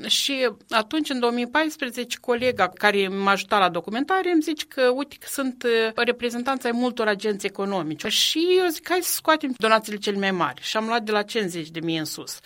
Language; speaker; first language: Romanian; native; Romanian